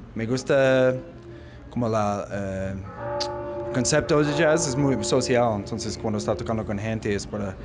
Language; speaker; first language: Spanish; non-native, learner; English